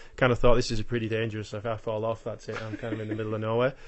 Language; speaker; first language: English; native; English